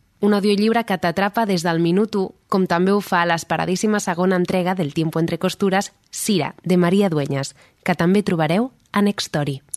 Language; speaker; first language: Catalan; native; Catalan